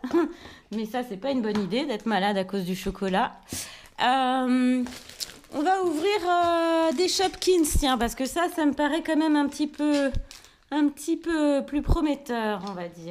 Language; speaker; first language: French; native; French